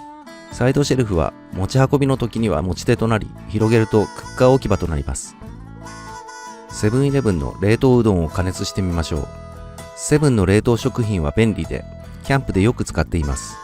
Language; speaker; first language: Japanese; native; Japanese